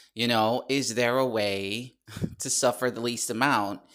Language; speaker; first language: English; non-native, fluent; Dutch